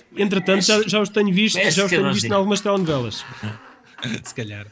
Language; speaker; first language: Portuguese; native; Portuguese